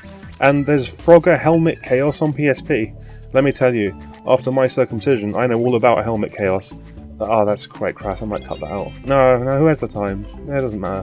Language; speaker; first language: English; native; English